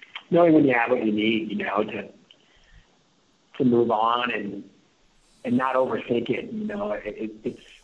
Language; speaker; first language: English; native; English